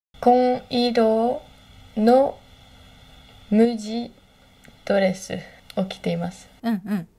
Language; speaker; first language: Japanese; non-native, learner; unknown